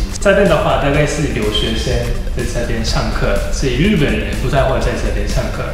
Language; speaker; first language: Chinese; non-native, fluent; Japanese